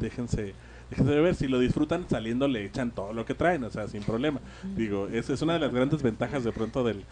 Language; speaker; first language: Spanish; native; Spanish